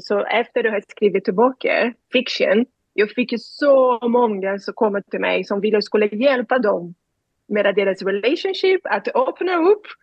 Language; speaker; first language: Swedish; non-native, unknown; Portuguese